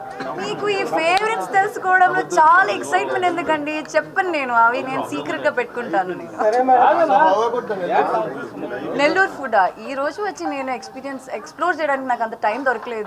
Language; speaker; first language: Telugu; non-native, local second language; Malayalam